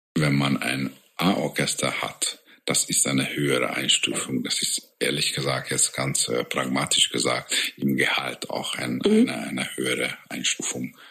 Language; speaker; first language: German; non-native, fluent; Hungarian